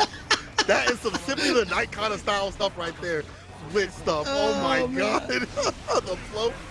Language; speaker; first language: English; native; English